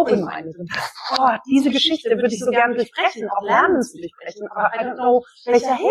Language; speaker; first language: German; native; German